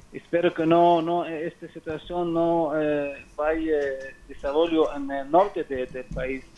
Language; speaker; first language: Spanish; non-native, learner; Hebrew